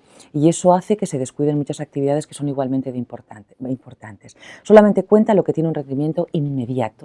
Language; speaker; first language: Spanish; native; Spanish